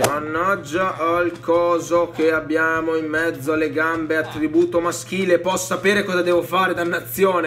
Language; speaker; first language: Italian; native; Italian